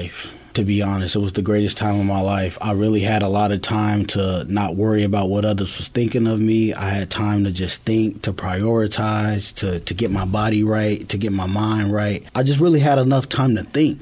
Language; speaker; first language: English; native; English